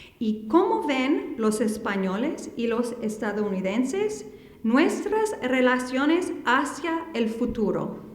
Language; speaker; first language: Spanish; non-native, fluent; English